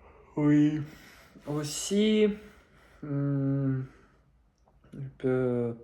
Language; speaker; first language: French; non-native, learner; Russian